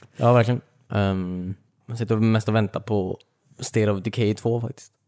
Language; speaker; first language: Swedish; native; Swedish